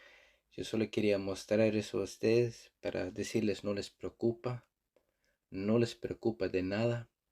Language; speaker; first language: Spanish; non-native, fluent; Icelandic